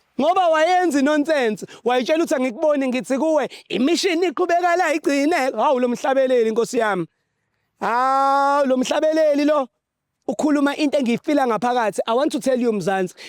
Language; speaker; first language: Zulu; native; Zulu